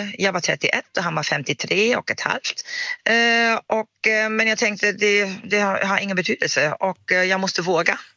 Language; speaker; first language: Swedish; non-native, fluent; German